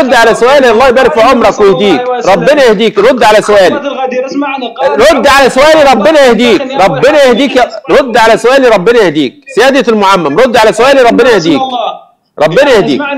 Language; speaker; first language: Arabic; native; Arabic